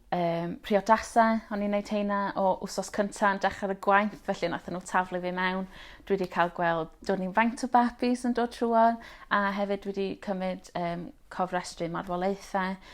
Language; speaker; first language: Welsh; native; Welsh